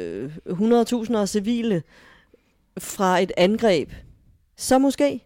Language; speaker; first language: Danish; native; Danish